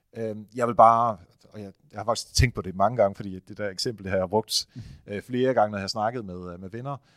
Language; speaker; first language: Danish; non-native, fluent; Dutch